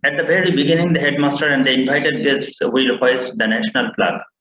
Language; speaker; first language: English; non-native, local second language; Bangla